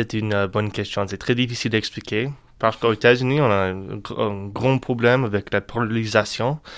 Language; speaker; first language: French; non-native, learner; English